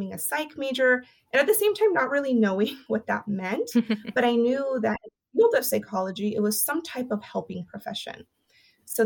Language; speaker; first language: English; early bilingual, other home language; Spanish